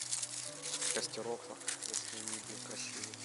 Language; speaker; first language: Russian; native; Russian